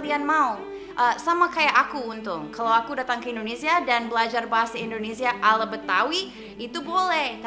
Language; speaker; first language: Indonesian; non-native, fluent; English